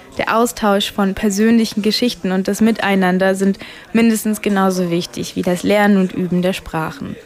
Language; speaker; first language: German; native; German